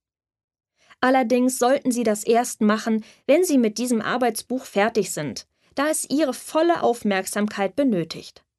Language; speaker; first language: German; native; German